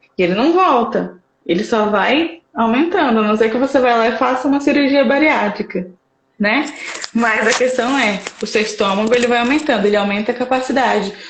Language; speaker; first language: Portuguese; native; Portuguese